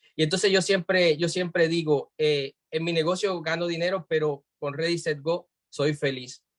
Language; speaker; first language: Spanish; native; Spanish